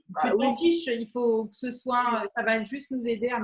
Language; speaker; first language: French; native; French